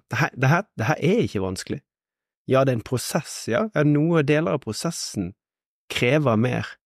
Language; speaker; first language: Norwegian; native; Norwegian